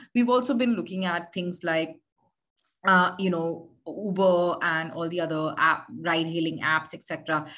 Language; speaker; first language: English; non-native, local second language; Hindi